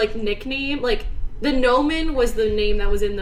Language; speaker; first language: English; native; English